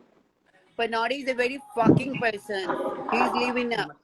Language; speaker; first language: English; non-native, learner; Hindi